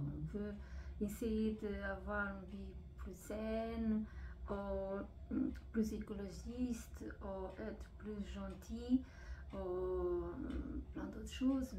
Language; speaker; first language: French; non-native, fluent; Portuguese